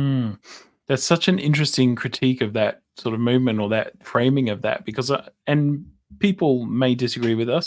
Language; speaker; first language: English; native; English